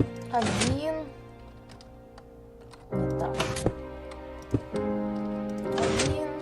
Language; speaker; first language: Russian; native; Russian